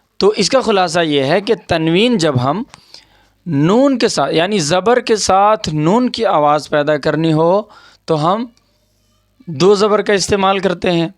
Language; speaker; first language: Urdu; native; Urdu